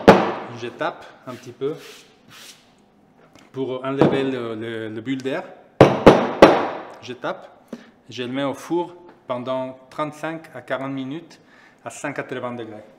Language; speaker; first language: French; non-native, fluent; Spanish